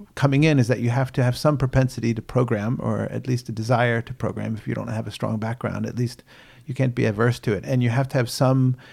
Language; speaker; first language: English; native; English